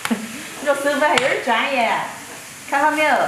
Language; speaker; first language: Chinese; native; Chinese